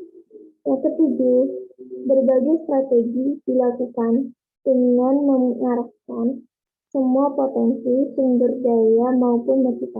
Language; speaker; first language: Indonesian; native; Indonesian